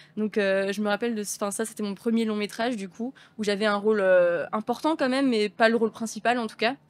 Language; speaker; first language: French; native; French